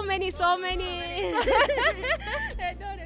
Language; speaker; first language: Japanese; non-native, learner; English